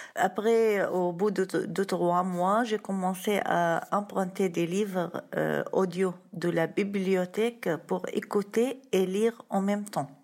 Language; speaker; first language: French; non-native, fluent; Arabic